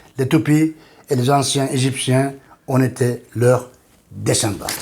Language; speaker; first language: French; non-native, fluent; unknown